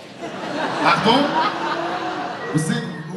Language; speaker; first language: French; native; French